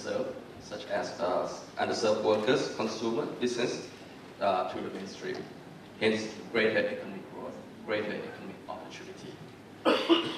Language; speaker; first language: English; non-native, fluent; Thai